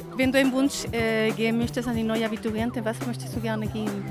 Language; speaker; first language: German; non-native, learner; Spanish